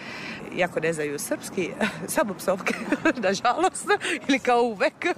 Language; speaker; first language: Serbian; non-native, fluent; Italian